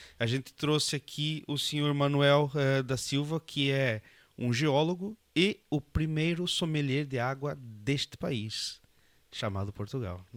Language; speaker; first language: Portuguese; native; Portuguese